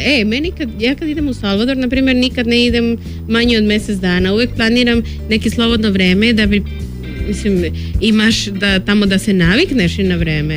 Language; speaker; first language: Serbian; non-native, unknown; Spanish